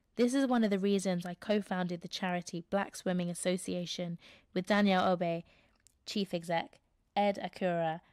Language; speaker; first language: English; native; English